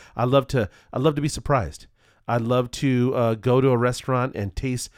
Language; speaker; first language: English; native; English